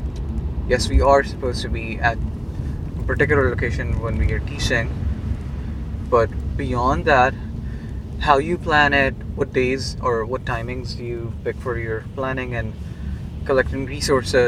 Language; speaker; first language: English; non-native, local second language; Urdu